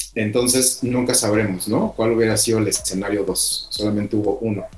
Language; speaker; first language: Spanish; native; Spanish